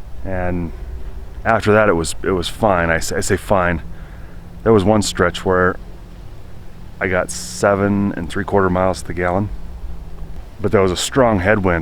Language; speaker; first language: English; native; English